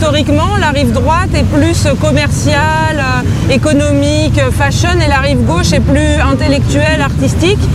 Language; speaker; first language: French; native; French